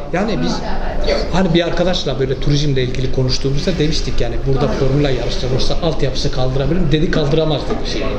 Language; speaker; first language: Turkish; native; Turkish